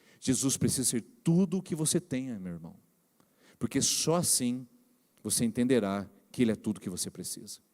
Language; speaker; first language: Portuguese; native; Portuguese